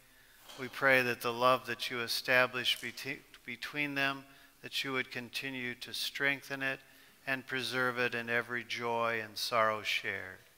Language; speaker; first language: English; native; English